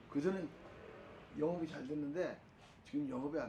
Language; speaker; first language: Korean; native; Korean